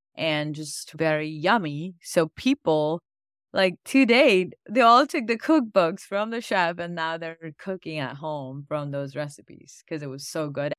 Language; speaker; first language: English; non-native, local second language; Gujarati